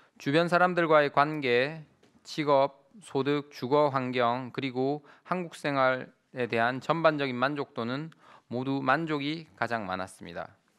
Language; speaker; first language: Korean; native; Korean